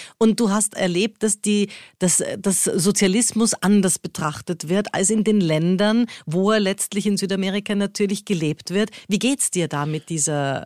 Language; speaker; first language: German; native; German